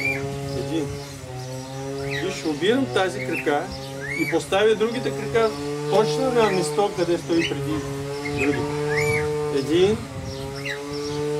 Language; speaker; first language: Bulgarian; non-native, learner; Russian